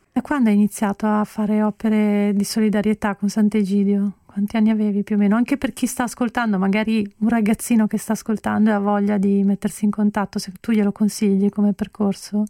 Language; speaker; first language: Italian; native; Italian